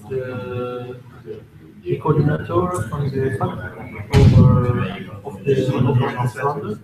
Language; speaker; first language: Dutch; non-native, fluent; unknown